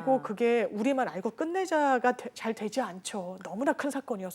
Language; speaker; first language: Korean; native; Korean